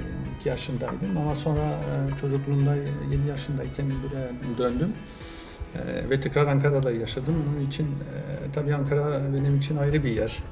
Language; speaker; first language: Turkish; non-native, fluent; French